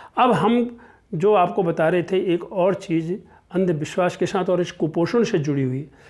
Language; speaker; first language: Hindi; non-native, local second language; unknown